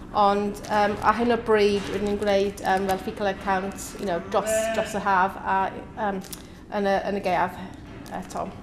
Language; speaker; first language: Welsh; non-native, learner; English